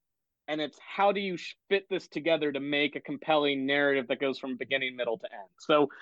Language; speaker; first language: English; native; English